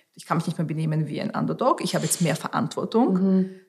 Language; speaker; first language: German; early bilingual, other home language; Russian